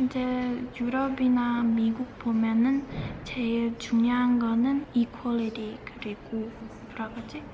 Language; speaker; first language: Korean; early bilingual, heritage; Czech